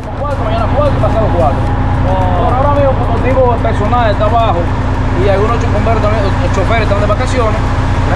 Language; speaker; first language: Spanish; native; Spanish